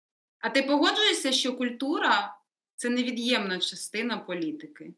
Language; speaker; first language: Ukrainian; native; Ukrainian